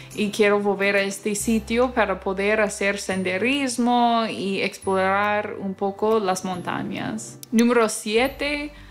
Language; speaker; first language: Spanish; non-native, fluent; English